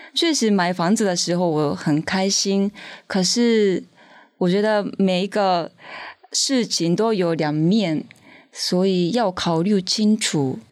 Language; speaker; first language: Chinese; non-native, fluent; Japanese